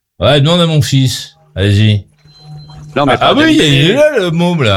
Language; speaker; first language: French; native; French